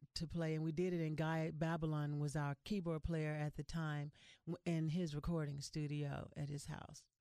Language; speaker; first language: English; native; English